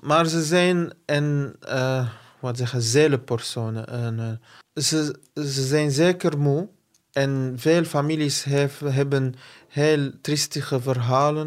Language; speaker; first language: Dutch; non-native, fluent; Arabic